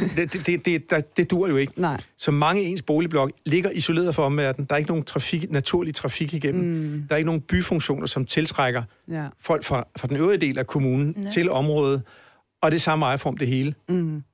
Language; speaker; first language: Danish; native; Danish